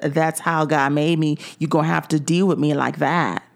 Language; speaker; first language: English; native; English